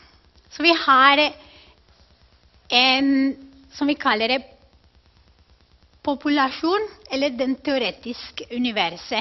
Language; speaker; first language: Norwegian; non-native, fluent; Spanish